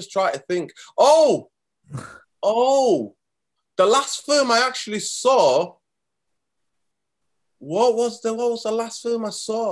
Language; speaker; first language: English; native; English